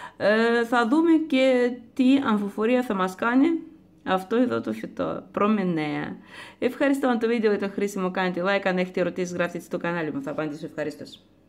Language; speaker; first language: Greek; non-native, fluent; Russian